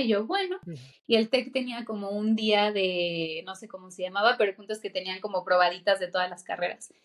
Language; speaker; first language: Spanish; native; Spanish